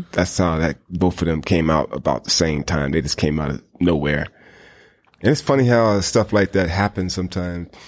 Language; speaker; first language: English; native; English